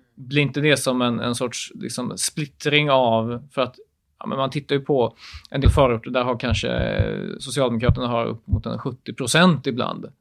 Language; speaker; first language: Swedish; early bilingual, other home language; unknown